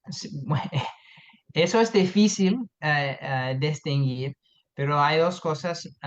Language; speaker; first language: Spanish; non-native, fluent; English